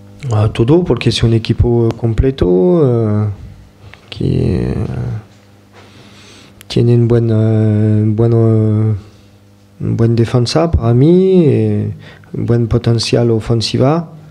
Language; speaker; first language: Spanish; non-native, fluent; French